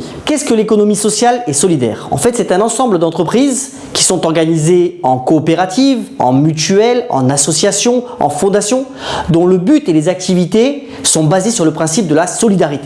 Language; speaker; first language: French; native; French